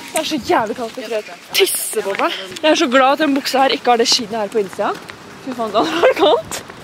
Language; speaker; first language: Norwegian; native; Norwegian